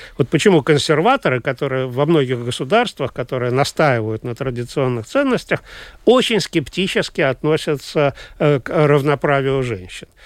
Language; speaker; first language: Russian; native; Russian